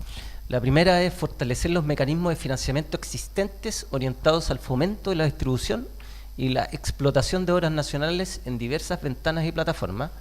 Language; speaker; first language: Spanish; native; Spanish